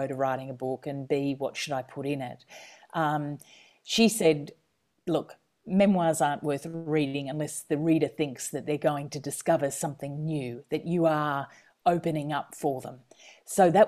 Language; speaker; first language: English; native; English